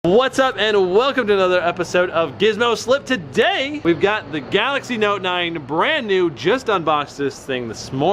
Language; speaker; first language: English; native; English